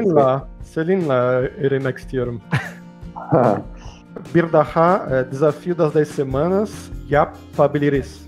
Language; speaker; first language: Turkish; non-native, learner; Portuguese